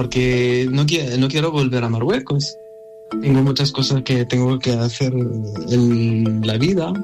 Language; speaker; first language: Spanish; non-native, learner; Arabic